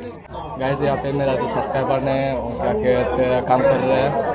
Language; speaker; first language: Hindi; non-native, local second language; Chakma